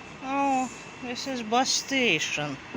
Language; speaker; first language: English; non-native, learner; Russian